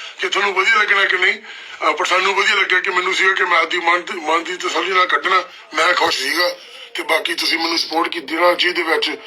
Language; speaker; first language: Punjabi; early bilingual, heritage; Punjabi